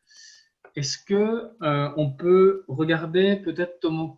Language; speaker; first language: French; native; French